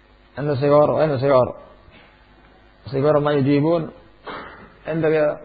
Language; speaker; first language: Arabic; non-native, fluent; Indonesian